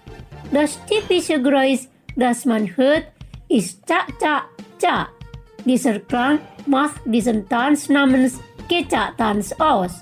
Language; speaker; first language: German; non-native, fluent; Indonesian